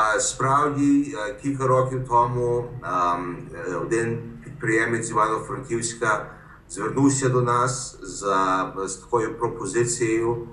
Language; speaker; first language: Ukrainian; early bilingual, heritage; Ukrainian